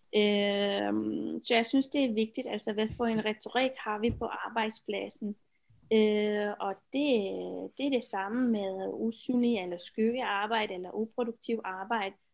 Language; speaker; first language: Danish; non-native, fluent; Romanian